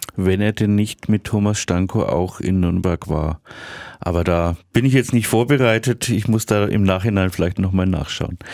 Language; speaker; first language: German; native; German